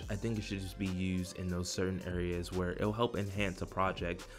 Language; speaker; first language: English; native; English